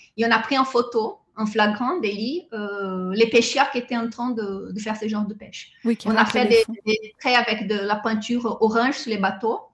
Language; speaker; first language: French; non-native, fluent; Portuguese